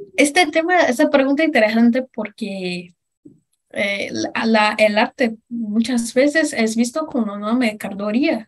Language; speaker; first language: Spanish; non-native, learner; Portuguese